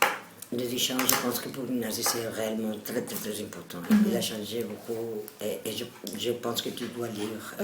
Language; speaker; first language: French; non-native, learner; Catalan